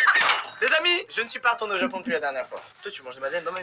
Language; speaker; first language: French; native; French